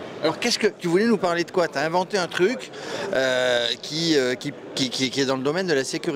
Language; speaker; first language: French; native; French